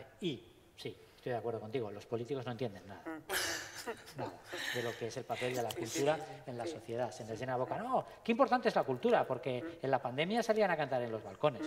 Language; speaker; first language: Spanish; native; Spanish